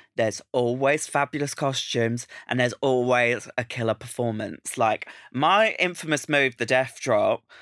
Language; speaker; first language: English; native; English